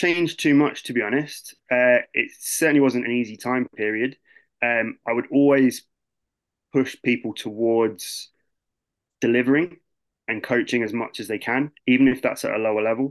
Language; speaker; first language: English; native; English